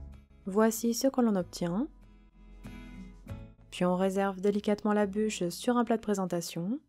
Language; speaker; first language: French; native; French